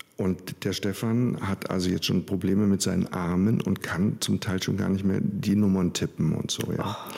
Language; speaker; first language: German; native; German